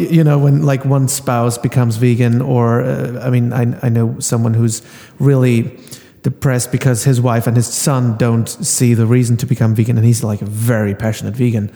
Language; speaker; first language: English; non-native, fluent; German